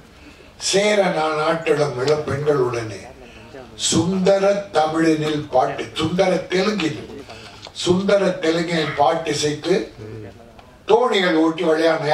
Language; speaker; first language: Tamil; native; Tamil